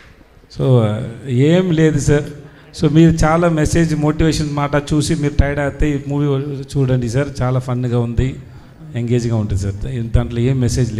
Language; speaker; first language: Telugu; non-native, learner; Tamil